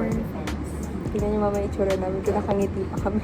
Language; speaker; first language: Filipino; native; Filipino